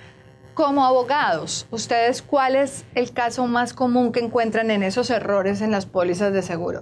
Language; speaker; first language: Spanish; native; Spanish